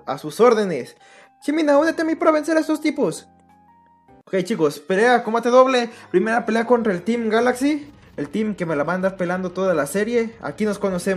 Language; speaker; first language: Spanish; native; Spanish